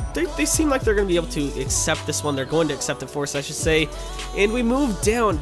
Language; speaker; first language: English; native; English